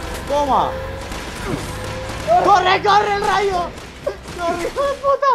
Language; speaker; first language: Spanish; native; Spanish